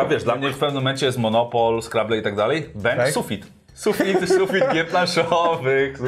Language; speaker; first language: Polish; native; Polish